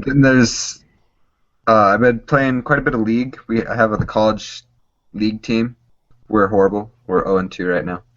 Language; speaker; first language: English; native; English